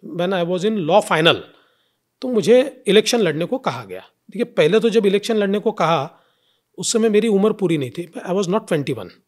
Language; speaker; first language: Hindi; non-native, local second language; Marathi